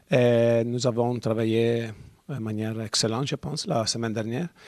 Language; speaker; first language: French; non-native, learner; Italian